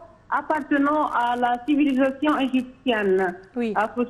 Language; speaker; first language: French; non-native, fluent; Arabic